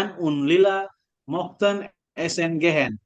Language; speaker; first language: German; non-native, learner; Indonesian